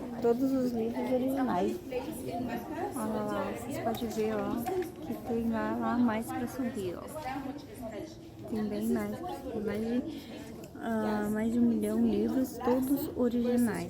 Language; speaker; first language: Portuguese; native; Portuguese